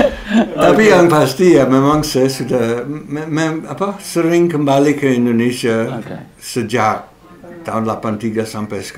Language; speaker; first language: Indonesian; non-native, fluent; English